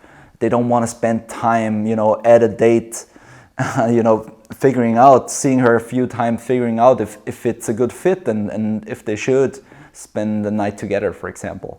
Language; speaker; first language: English; non-native, fluent; German